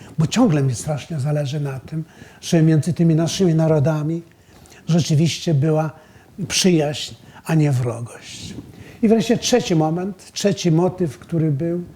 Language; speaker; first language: Polish; native; Polish